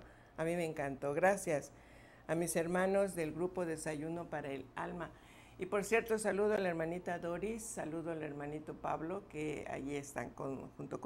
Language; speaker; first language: Spanish; native; Spanish